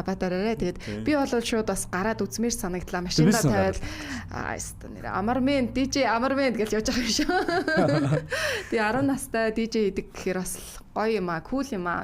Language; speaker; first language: Mongolian; native; Mongolian